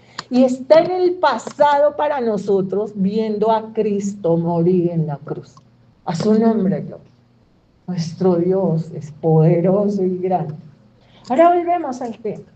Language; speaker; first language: Spanish; native; Spanish